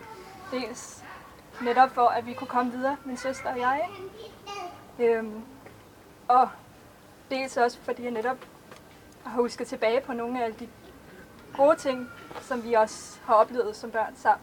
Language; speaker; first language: Danish; native; Danish